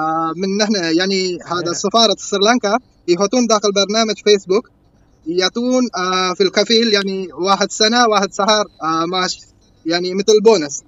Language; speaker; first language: Arabic; non-native, learner; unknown